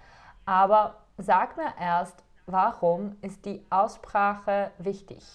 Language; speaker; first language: German; non-native, fluent; Czech